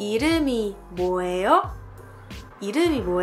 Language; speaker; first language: Korean; non-native, fluent; French